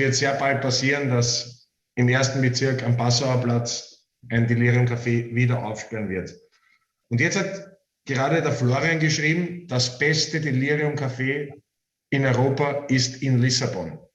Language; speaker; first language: German; native; German